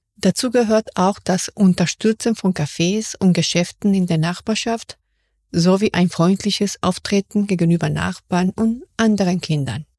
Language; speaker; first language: German; non-native, fluent; Spanish